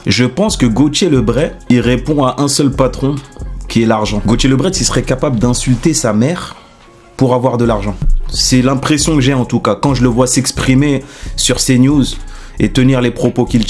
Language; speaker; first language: French; native; French